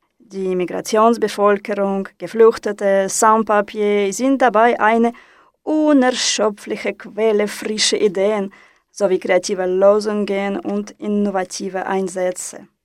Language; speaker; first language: German; non-native, fluent; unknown